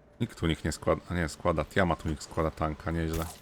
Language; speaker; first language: Polish; native; Polish